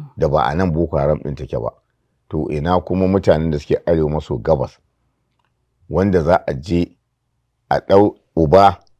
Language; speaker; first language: Hausa; native; Hausa